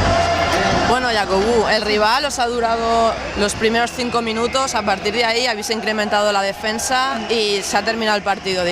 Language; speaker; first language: Spanish; native; Spanish